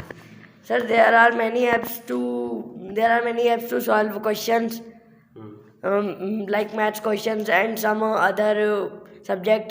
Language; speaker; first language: English; non-native, learner; Hindi